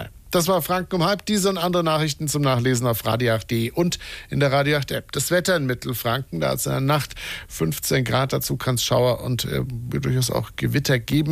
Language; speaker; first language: German; native; German